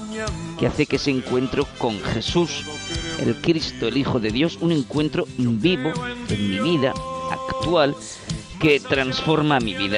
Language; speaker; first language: Spanish; native; Spanish